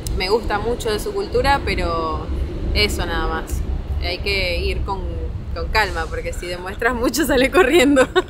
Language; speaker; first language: Spanish; native; Spanish